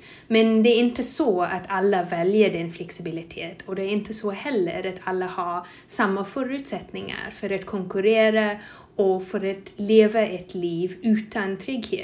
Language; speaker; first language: Swedish; non-native, fluent; English